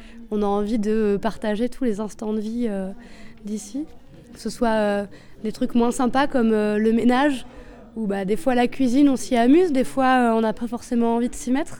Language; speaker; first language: French; native; French